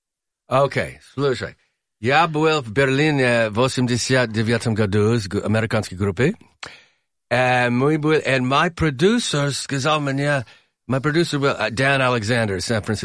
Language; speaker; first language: Russian; non-native, learner; English